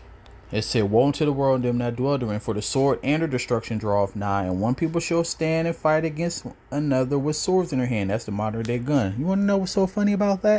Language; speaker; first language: English; native; English